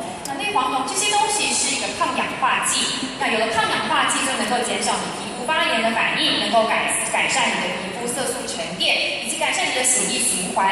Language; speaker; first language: Chinese; native; Chinese